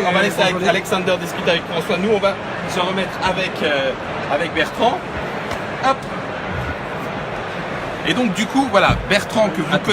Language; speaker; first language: French; native; French